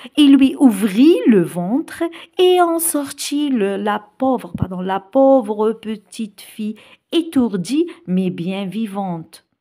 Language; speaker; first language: French; non-native, local second language; Arabic